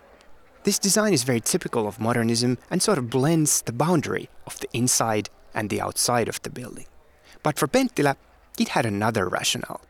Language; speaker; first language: English; non-native, fluent; Finnish